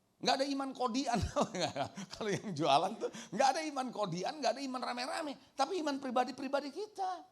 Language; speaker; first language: Indonesian; native; Indonesian